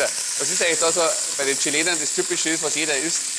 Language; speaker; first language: German; native; German